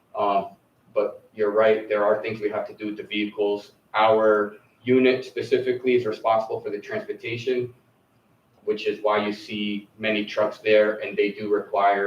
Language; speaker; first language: English; early bilingual, other home language; Arabic